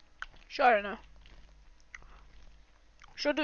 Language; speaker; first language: Swedish; native; Swedish